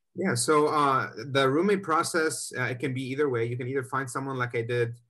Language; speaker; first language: English; native; English